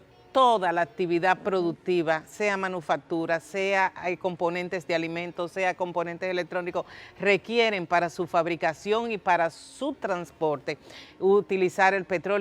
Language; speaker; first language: Spanish; native; Spanish